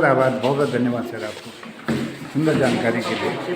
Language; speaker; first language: Hindi; native; Hindi